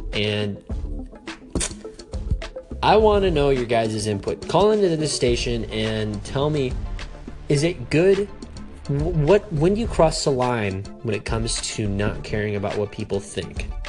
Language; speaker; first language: English; native; English